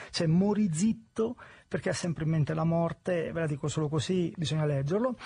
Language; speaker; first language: Italian; native; Italian